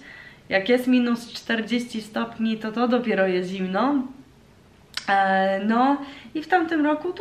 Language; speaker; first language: Polish; early bilingual, heritage; Polish